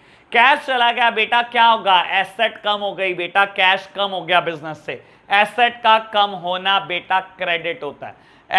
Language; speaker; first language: Hindi; native; Hindi